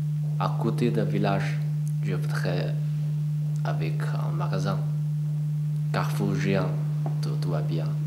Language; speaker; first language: French; non-native, learner; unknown